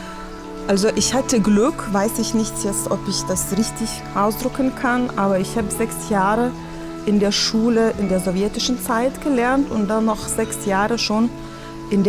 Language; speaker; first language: German; non-native, fluent; Lithuanian